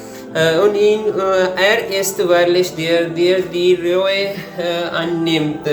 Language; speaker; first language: German; non-native, learner; Urdu